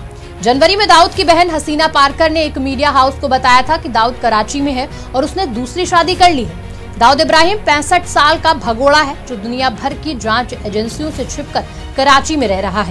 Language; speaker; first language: Hindi; native; Hindi